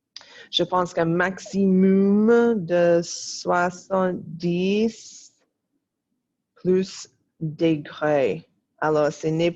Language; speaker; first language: French; non-native, fluent; English